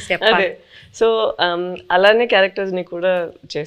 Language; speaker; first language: Telugu; non-native, local second language; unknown